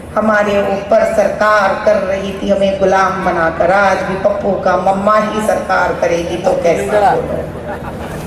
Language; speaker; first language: Hindi; non-native, local second language; Telugu